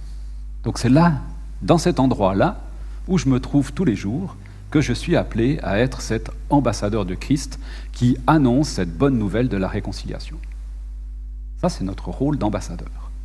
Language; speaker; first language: French; native; French